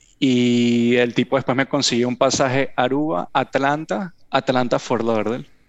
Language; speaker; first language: Spanish; native; Spanish